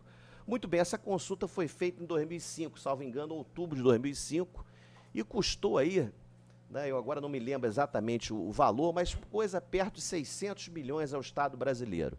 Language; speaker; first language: Portuguese; native; Portuguese